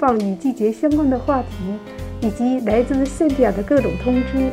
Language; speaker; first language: Chinese; native; Chinese